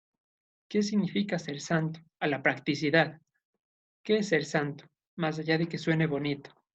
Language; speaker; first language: Spanish; native; Spanish